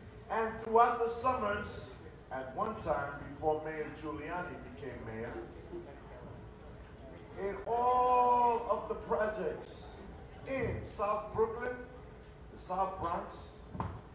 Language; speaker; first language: English; early bilingual, other home language; Spanish